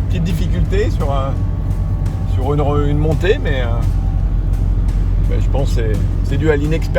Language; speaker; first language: French; native; French